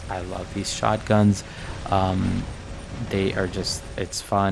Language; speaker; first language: English; native; English